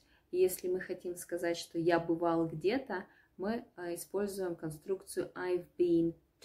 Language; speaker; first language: Russian; native; Russian